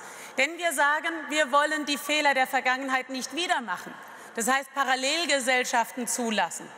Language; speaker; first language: German; native; German